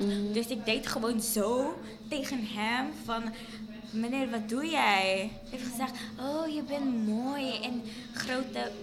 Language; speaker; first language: Dutch; non-native, fluent; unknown